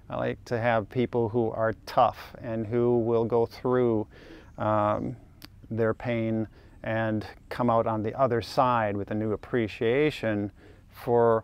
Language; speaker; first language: English; native; English